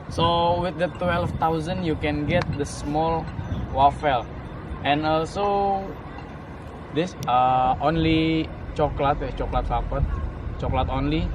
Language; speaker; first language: English; non-native, learner; Indonesian